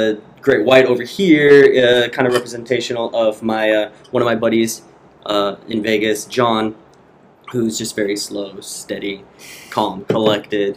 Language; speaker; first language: English; native; English